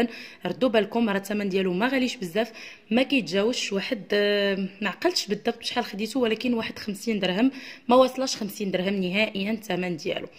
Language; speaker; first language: Arabic; native; Arabic